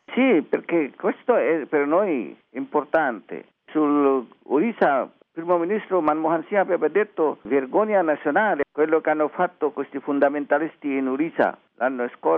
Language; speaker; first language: Italian; non-native, learner; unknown